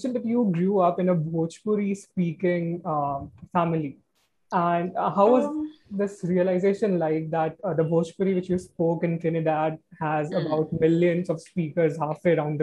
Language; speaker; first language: English; non-native, local second language; Hindi